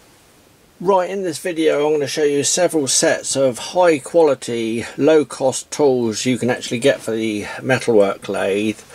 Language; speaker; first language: English; native; English